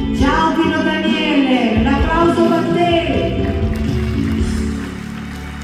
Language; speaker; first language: Italian; native; Italian